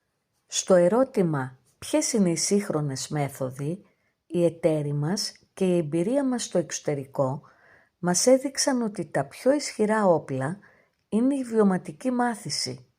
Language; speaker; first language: Greek; native; Greek